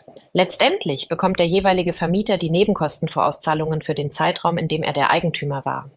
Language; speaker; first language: German; native; German